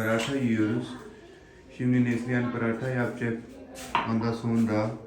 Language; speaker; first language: Turkish; non-native, learner; Urdu